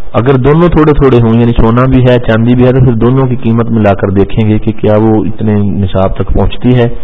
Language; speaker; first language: Urdu; non-native, local second language; Punjabi